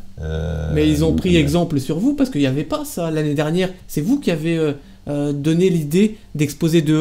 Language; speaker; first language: French; native; French